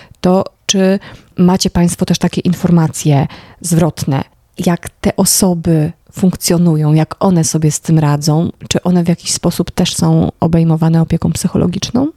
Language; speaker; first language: Polish; native; Polish